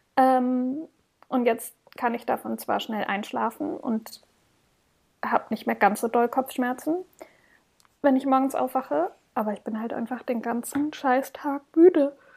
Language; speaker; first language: German; early bilingual, heritage; German